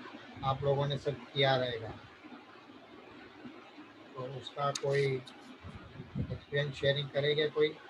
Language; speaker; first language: Hindi; native; Hindi